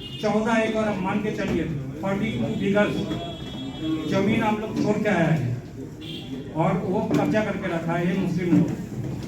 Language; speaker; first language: Hindi; non-native, learner; Bangla